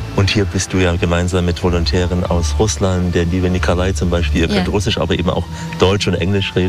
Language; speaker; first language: German; native; German